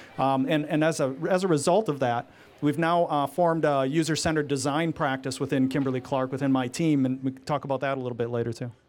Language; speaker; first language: English; native; English